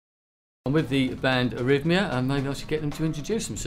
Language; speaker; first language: English; native; English